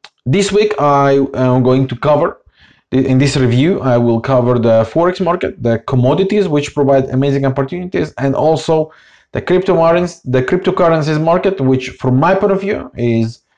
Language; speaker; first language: English; non-native, fluent; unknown